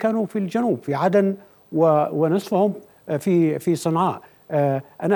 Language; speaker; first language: Arabic; native; Arabic